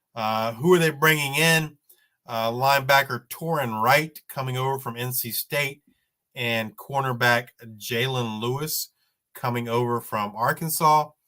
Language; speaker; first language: English; native; English